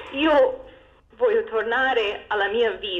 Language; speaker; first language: Italian; non-native, fluent; English